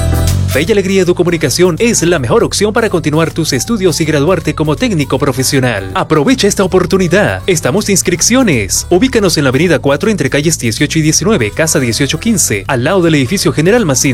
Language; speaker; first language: Spanish; native; Spanish